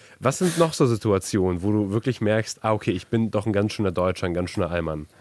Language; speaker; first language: German; early bilingual, other home language; Polish